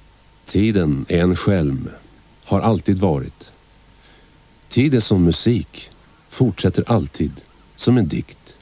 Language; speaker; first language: Swedish; native; Swedish